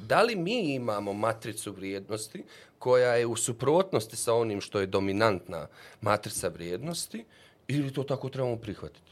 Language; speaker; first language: Bosnian; native; Bosnian